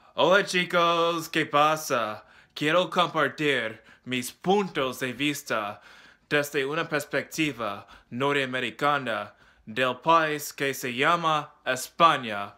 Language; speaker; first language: Spanish; non-native, learner; English